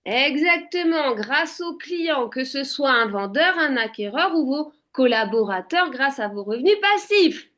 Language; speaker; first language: French; native; French